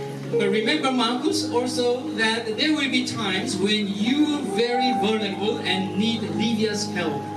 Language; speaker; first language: English; non-native, fluent; Korean